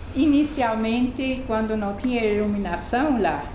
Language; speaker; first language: Portuguese; non-native, fluent; German